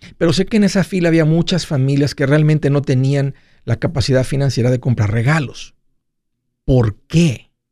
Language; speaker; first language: Spanish; native; Spanish